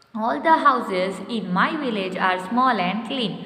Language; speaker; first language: English; non-native, local second language; Gujarati